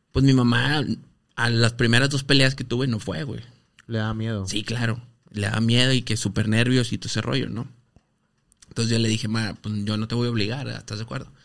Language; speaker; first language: Spanish; native; Spanish